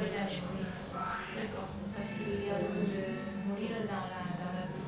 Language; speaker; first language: French; non-native, learner; Polish